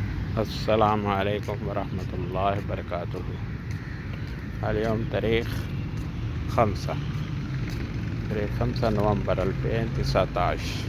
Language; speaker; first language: Arabic; non-native, learner; Urdu